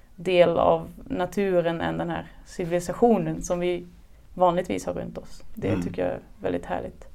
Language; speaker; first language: Swedish; non-native, fluent; Dutch